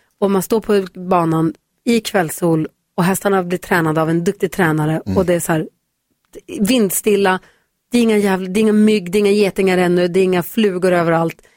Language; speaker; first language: Swedish; native; Swedish